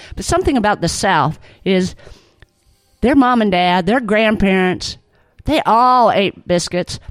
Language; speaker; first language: English; native; English